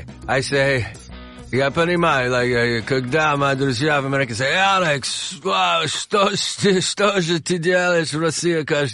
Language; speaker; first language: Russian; non-native, learner; English